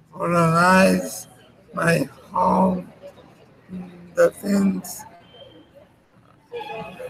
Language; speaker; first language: English; non-native, learner; Spanish